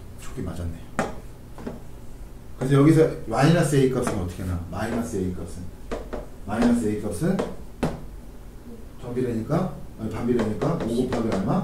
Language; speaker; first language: Korean; native; Korean